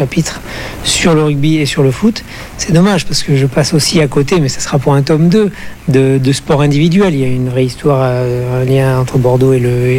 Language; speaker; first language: French; native; French